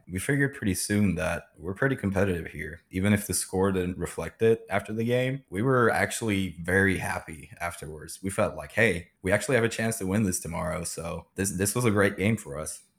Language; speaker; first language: English; non-native, fluent; Swedish